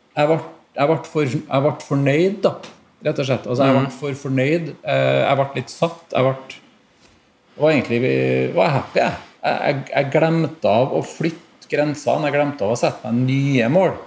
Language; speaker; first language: Norwegian; native; Norwegian